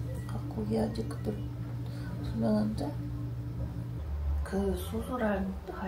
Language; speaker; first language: Korean; non-native, learner; Ukrainian